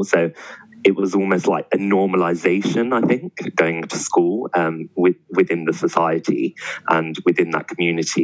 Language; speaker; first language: English; native; English